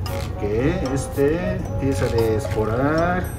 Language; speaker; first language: Spanish; non-native, learner; Japanese